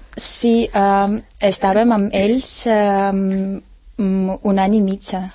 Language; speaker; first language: Catalan; non-native, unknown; Ukrainian